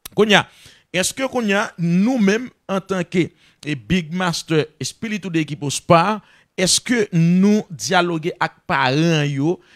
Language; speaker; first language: French; non-native, local second language; Haitian Creole